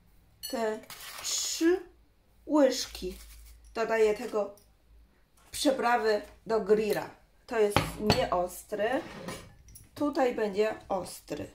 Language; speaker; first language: Polish; non-native, learner; Chinese